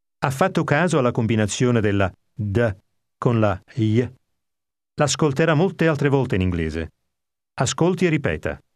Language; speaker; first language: Italian; native; Italian